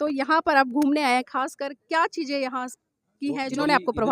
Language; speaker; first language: Hindi; native; Hindi